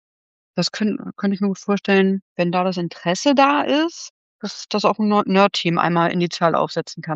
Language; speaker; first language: German; native; German